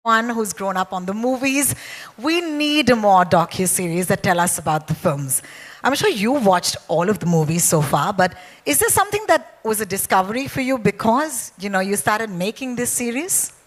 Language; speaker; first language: English; non-native, local second language; Hindi